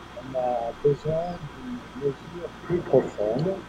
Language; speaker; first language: French; non-native, fluent; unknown